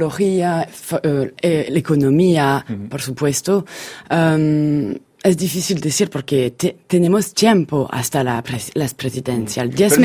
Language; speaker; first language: Spanish; non-native, fluent; French